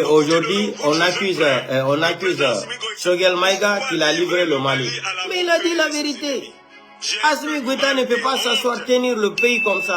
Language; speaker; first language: French; non-native, local second language; Fula